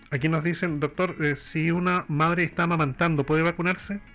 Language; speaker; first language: Spanish; native; Spanish